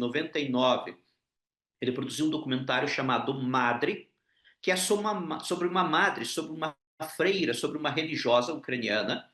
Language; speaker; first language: Portuguese; non-native, local second language; Ukrainian